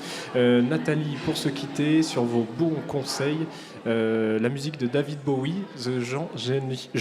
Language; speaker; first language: French; native; French